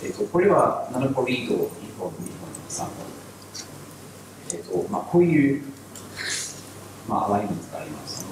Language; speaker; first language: Japanese; non-native, learner; English